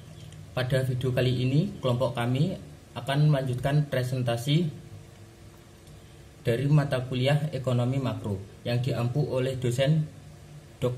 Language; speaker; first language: Indonesian; native; Indonesian